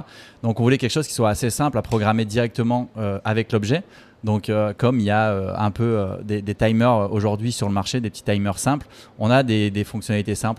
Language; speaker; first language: French; native; French